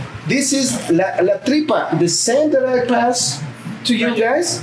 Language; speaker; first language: English; non-native, fluent; Spanish